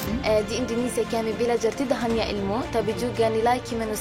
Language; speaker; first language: Indonesian; non-native, learner; Arabic